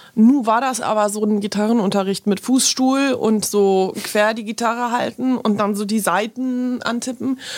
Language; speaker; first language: German; early bilingual, other home language; Polish